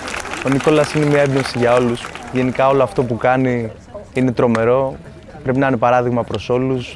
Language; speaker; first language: Greek; native; Greek